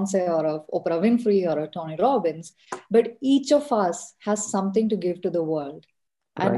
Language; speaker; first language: English; non-native, local second language; Malayalam